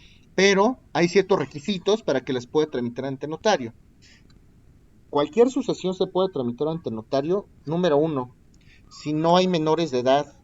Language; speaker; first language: Spanish; native; Spanish